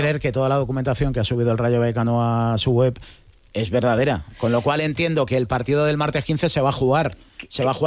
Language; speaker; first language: Spanish; native; Spanish